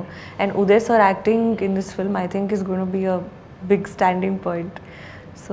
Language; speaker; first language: Tamil; non-native, learner; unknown